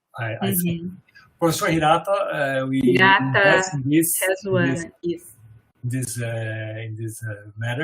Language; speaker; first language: English; non-native, fluent; Portuguese